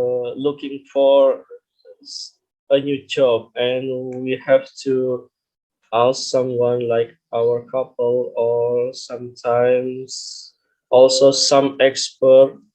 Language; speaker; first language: English; non-native, learner; Indonesian